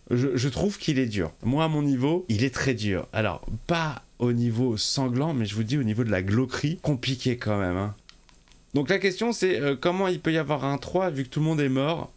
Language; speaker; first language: French; native; French